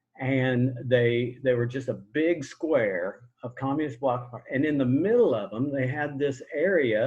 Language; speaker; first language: English; native; English